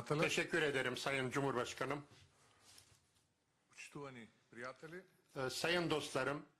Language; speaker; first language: Turkish; non-native, learner; Macedonian